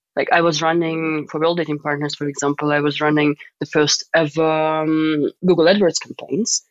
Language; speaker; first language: English; non-native, fluent; Russian